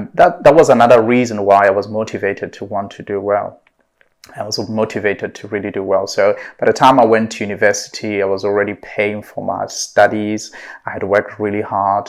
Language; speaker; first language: English; non-native, local second language; Southern Sotho